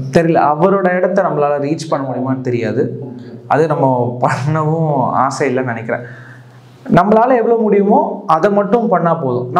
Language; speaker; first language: Tamil; native; Tamil